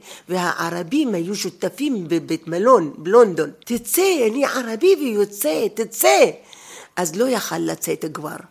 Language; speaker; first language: Hebrew; non-native, fluent; Arabic